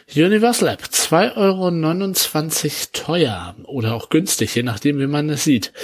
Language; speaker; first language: German; native; German